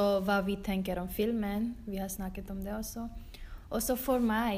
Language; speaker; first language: Norwegian; non-native, learner; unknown